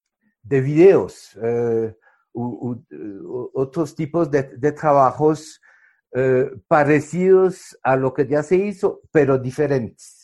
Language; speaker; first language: Spanish; non-native, fluent; French